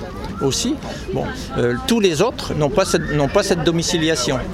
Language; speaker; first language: French; native; French